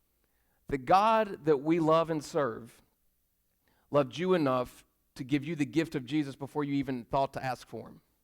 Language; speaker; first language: English; native; English